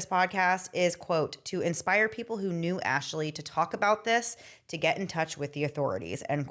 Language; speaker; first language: English; native; English